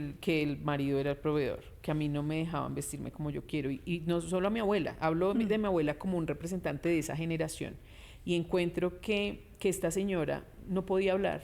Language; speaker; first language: Spanish; native; Spanish